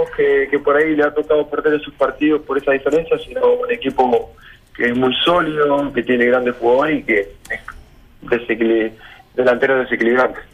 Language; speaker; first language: Spanish; native; Spanish